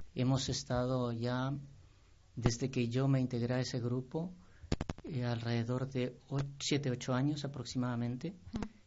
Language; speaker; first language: Spanish; native; Spanish